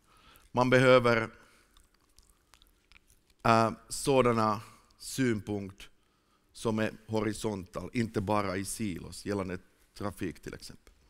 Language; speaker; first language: Swedish; non-native, fluent; Finnish